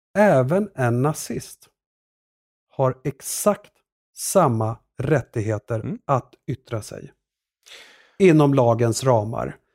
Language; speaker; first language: Swedish; early bilingual, other home language; Assyrian Neo-Aramaic